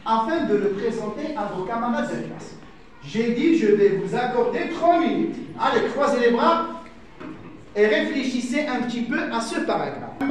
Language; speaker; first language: French; non-native, fluent; Arabic